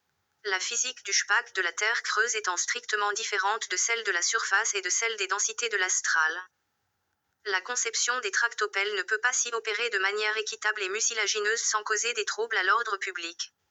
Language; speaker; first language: French; native; French